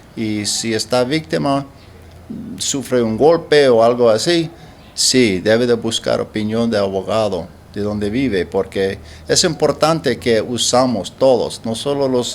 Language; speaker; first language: Spanish; non-native, learner; English